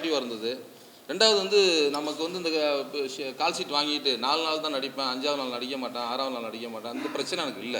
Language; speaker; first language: Tamil; native; Tamil